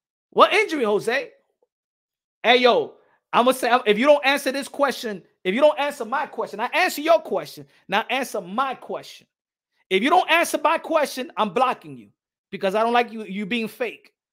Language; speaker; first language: English; early bilingual, other home language; Spanish